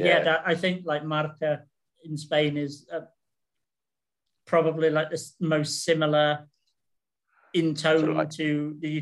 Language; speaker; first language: English; native; English